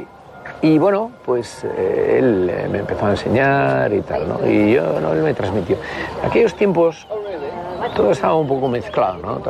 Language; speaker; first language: Spanish; native; Spanish